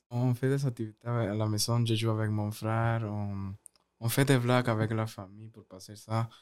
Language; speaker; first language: French; non-native, learner; Spanish